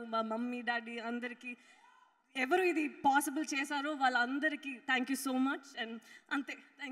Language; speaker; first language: Telugu; non-native, learner; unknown